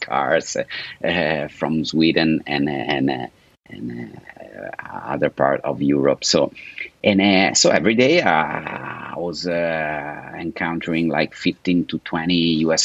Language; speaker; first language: English; non-native, fluent; Italian